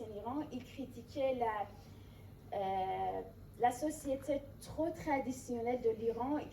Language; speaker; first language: French; non-native, fluent; Persian